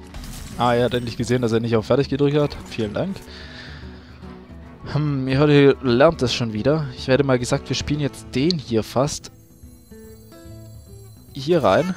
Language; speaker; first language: German; native; German